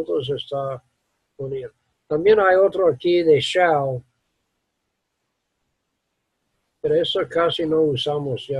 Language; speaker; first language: Spanish; non-native, learner; English